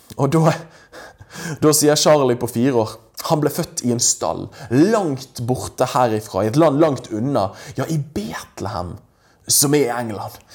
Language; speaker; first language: Norwegian; native; Norwegian